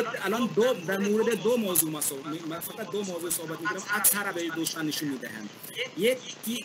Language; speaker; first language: Persian; non-native, learner; Hindi